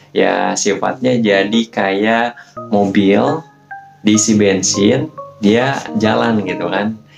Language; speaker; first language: Indonesian; native; Indonesian